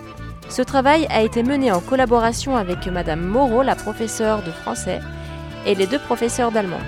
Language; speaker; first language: French; native; French